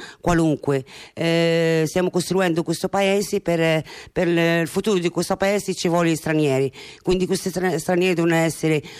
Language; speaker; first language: Italian; non-native, fluent; Arabic